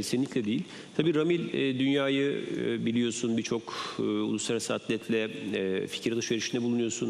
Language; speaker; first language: Turkish; native; Turkish